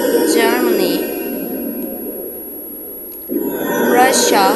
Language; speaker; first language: English; non-native, fluent; Turkish